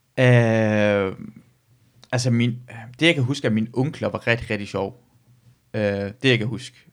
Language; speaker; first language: Danish; early bilingual, other home language; Persian